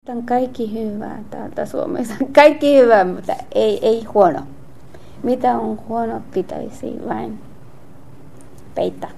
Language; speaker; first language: Finnish; non-native, learner; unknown